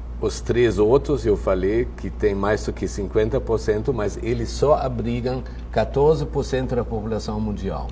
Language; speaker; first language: Portuguese; non-native, fluent; German